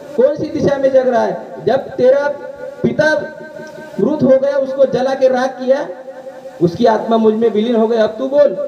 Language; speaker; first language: Hindi; non-native, local second language; Marathi